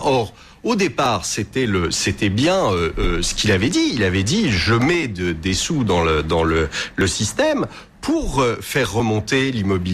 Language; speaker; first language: French; native; French